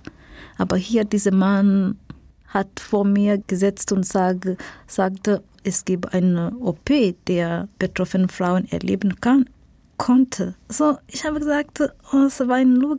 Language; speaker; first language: German; non-native, fluent; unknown